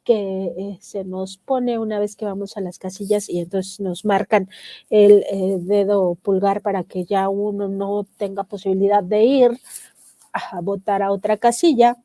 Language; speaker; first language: Spanish; native; Spanish